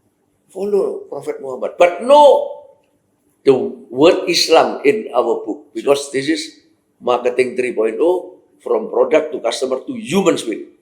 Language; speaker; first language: English; non-native, fluent; Indonesian